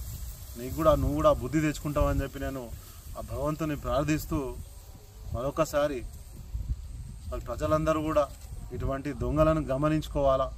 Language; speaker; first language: Telugu; native; Telugu